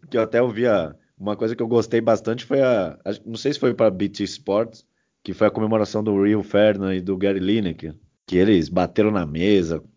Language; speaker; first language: Portuguese; native; Portuguese